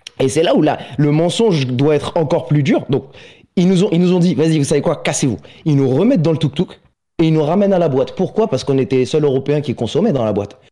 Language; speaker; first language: French; native; French